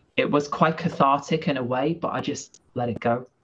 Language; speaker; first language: English; native; English